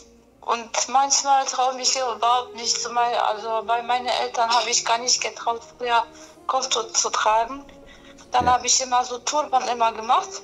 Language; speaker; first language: German; early bilingual, other home language; Polish